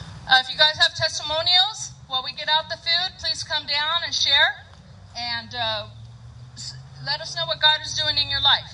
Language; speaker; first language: English; native; English